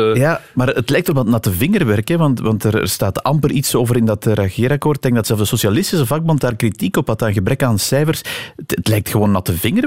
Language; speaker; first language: Dutch; native; Dutch